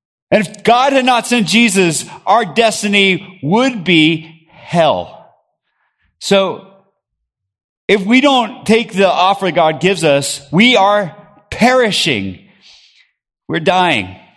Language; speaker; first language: English; early bilingual, other home language; Spanish